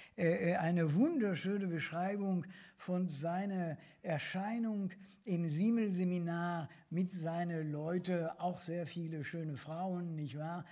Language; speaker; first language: German; non-native, fluent; French